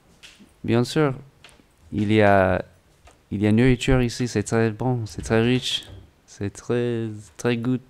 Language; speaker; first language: French; non-native, learner; English